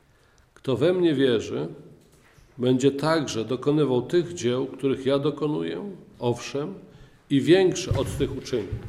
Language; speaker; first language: Polish; native; Polish